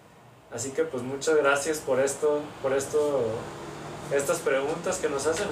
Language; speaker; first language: Spanish; native; Spanish